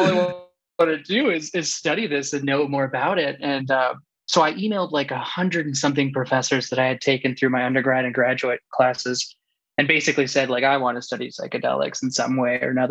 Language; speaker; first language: English; native; English